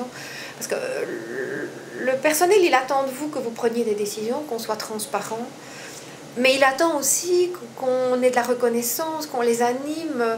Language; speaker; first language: French; native; French